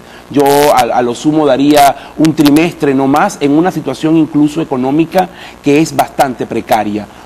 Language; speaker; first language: Spanish; native; Spanish